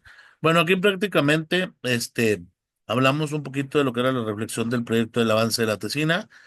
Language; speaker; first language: Spanish; native; Spanish